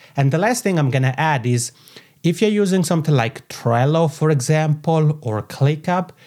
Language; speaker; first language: English; non-native, fluent; Italian